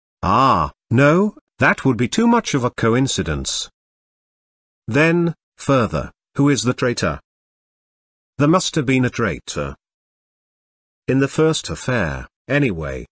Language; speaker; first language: English; non-native, fluent; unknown